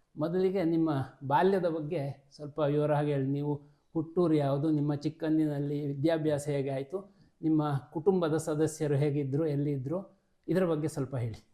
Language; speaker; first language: Kannada; non-native, local second language; Marathi